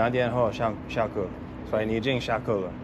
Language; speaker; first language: Chinese; non-native, learner; English